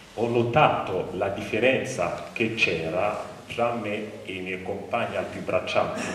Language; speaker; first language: Italian; non-native, fluent; French